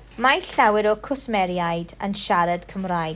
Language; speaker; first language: Welsh; non-native, local second language; English